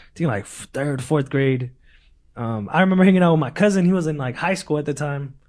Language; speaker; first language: English; early bilingual, other home language; Spanish